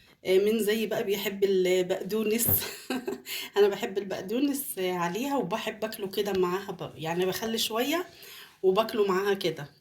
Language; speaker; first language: Arabic; native; Arabic